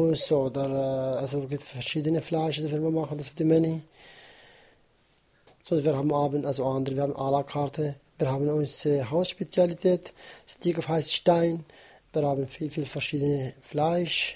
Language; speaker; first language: German; non-native, learner; Kurdish